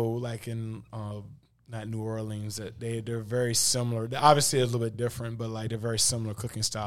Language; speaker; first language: English; native; English